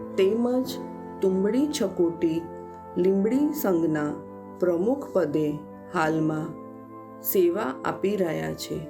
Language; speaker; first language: Gujarati; non-native, local second language; Kachhi